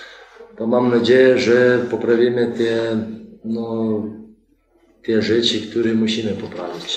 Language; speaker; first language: Polish; non-native, fluent; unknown